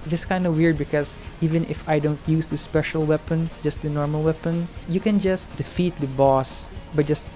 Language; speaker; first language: English; non-native, local second language; Hiligaynon